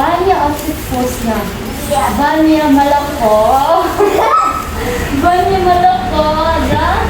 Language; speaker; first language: Russian; non-native, learner; Filipino